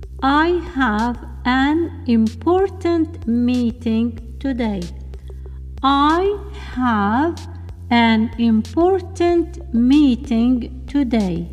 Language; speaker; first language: English; non-native, fluent; Arabic